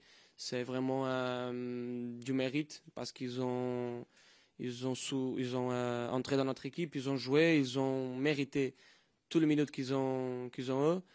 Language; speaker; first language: French; non-native, fluent; Portuguese